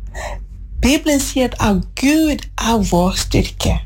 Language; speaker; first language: Norwegian; non-native, fluent; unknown